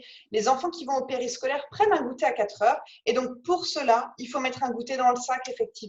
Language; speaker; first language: French; native; French